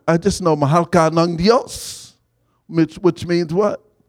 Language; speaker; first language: English; native; English